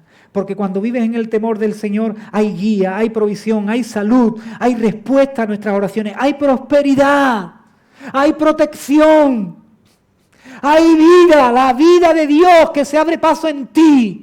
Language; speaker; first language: Spanish; native; Spanish